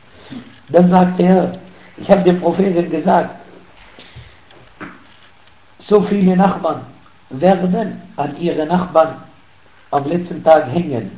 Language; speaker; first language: German; non-native, fluent; Arabic